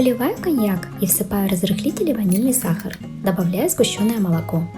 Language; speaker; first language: Russian; native; Russian